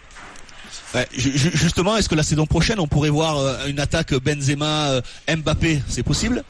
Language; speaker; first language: French; native; French